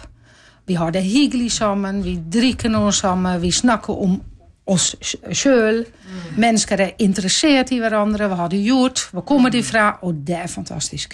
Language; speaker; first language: Norwegian; non-native, fluent; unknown